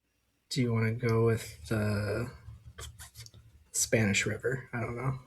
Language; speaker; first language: English; native; English